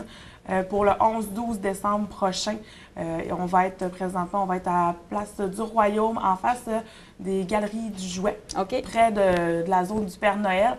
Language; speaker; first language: French; native; French